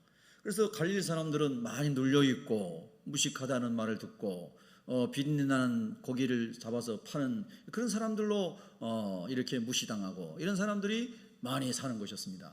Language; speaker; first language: Korean; native; Korean